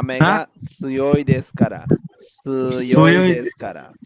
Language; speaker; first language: Japanese; non-native, fluent; Bangla